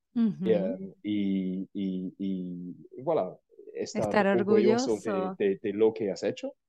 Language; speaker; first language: Spanish; non-native, fluent; English